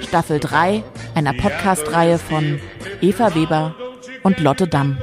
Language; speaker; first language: German; native; German